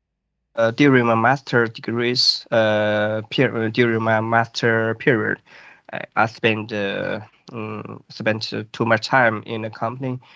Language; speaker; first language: English; non-native, fluent; Chinese